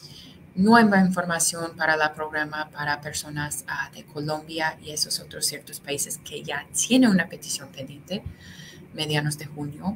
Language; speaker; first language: Spanish; non-native, fluent; English